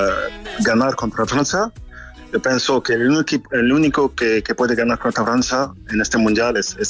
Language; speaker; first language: Spanish; non-native, fluent; French